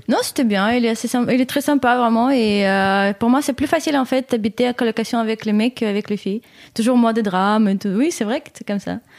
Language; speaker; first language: French; non-native, fluent; English